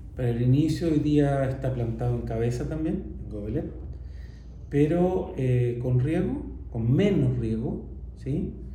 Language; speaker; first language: Spanish; native; Spanish